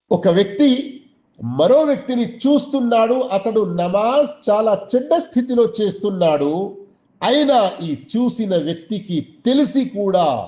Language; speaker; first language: Telugu; non-native, local second language; Urdu